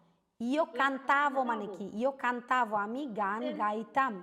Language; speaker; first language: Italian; non-native, fluent; Bangla